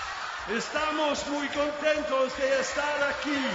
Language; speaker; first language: Spanish; non-native, learner; English